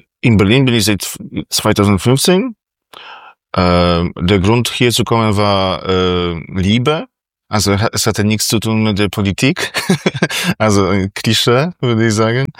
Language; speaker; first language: German; non-native, fluent; Polish